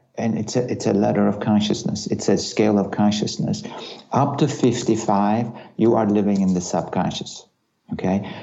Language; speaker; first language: English; non-native, fluent; Turkish